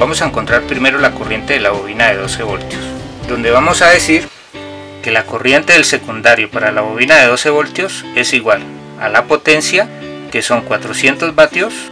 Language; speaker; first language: Spanish; native; Spanish